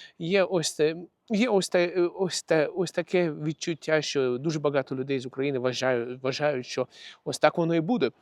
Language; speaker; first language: Ukrainian; non-native, local second language; Russian